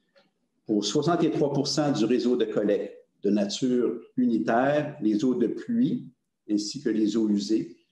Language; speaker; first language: French; native; French